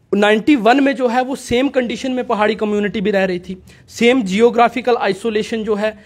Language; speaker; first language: Hindi; native; Hindi